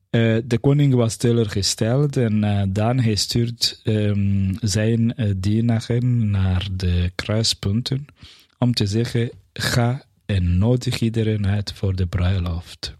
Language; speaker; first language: Dutch; non-native, fluent; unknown